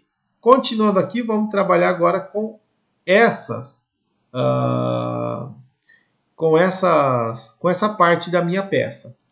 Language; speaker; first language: Portuguese; native; Portuguese